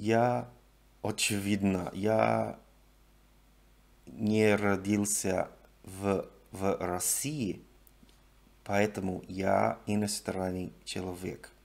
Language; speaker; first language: Russian; non-native, learner; English